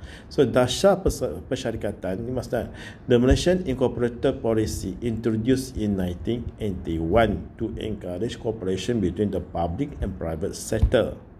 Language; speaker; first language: English; non-native, local second language; Malay